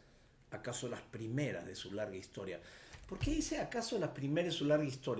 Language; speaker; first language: Spanish; native; Spanish